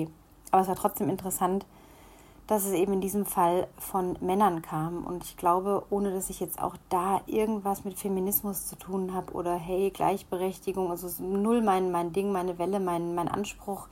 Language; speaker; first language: German; native; German